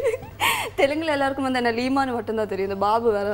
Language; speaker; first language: Tamil; non-native, local second language; Malayalam